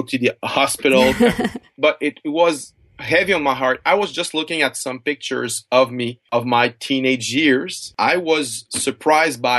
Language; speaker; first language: English; non-native, fluent; French